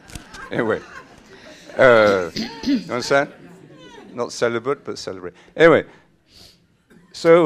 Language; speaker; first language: French; non-native, fluent; English